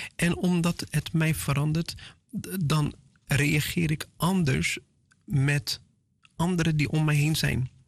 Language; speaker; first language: Dutch; non-native, fluent; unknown